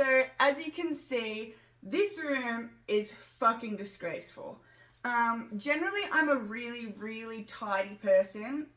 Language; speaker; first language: English; native; English